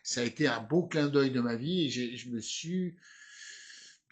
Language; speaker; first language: French; native; French